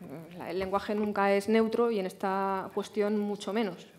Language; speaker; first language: Spanish; native; Spanish